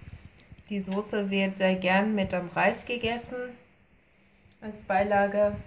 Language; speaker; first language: German; non-native, fluent; Persian